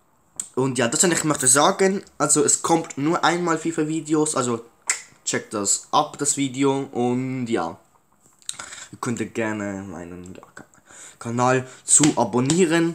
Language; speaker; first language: German; early bilingual, other home language; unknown